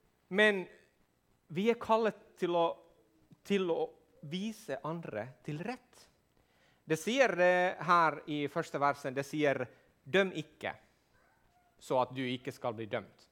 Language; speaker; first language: Swedish; non-native, fluent; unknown